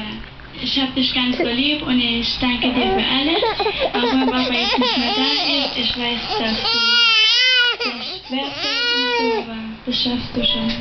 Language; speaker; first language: German; native; German